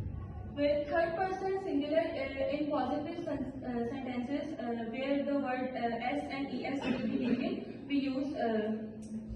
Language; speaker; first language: English; non-native, learner; Urdu